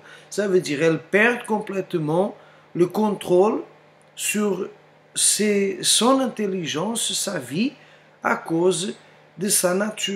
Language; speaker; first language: French; non-native, fluent; Portuguese